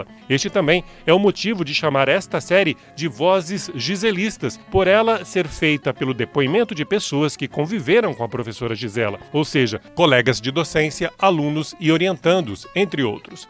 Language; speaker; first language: Portuguese; native; Portuguese